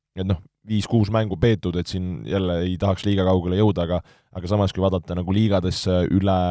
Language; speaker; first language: Estonian; native; Estonian